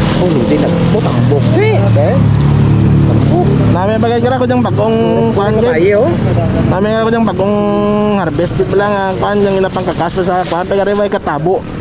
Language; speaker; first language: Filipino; non-native, local second language; Hiligaynon